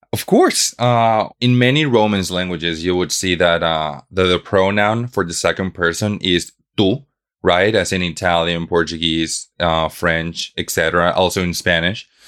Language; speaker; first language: English; non-native, fluent; Spanish